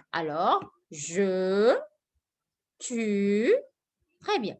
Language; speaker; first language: French; non-native, fluent; Arabic